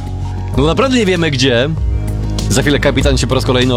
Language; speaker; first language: Polish; native; Polish